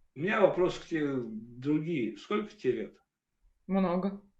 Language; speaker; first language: Russian; native; Russian